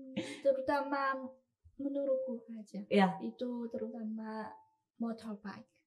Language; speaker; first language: Indonesian; non-native, learner; Chinese